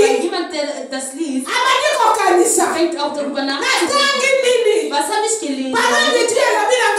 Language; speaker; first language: German; non-native, fluent; Lingala